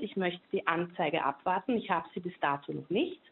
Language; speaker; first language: German; native; German